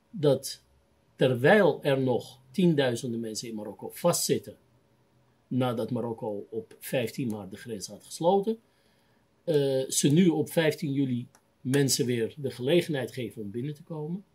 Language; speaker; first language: Dutch; native; Dutch